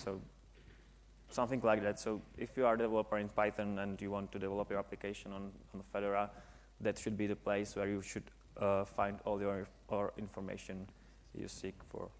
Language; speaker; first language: English; non-native, fluent; Czech